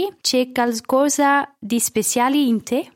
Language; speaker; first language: Italian; non-native, learner; Dutch